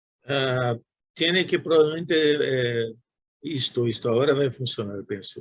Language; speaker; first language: Spanish; non-native, learner; Portuguese